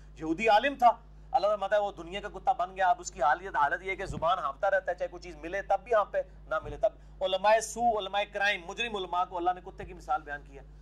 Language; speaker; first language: Urdu; non-native, local second language; Punjabi